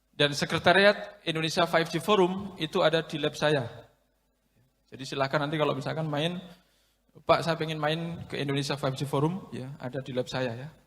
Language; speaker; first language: Indonesian; non-native, local second language; Javanese